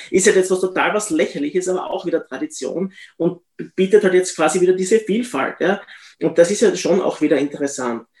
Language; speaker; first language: German; native; German